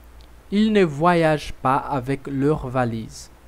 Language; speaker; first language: French; non-native, fluent; Portuguese